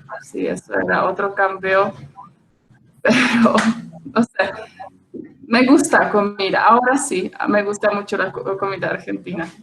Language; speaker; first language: Spanish; non-native, fluent; Czech